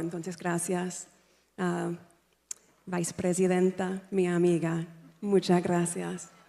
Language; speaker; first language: Spanish; non-native, fluent; English